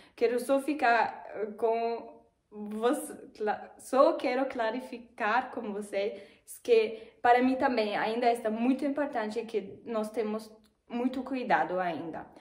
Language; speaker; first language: Portuguese; non-native, fluent; German